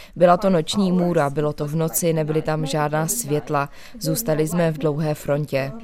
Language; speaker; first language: Czech; non-native, fluent; Ukrainian